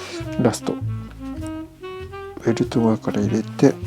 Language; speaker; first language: Japanese; native; Japanese